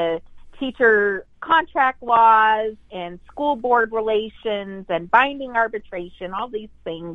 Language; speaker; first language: English; native; English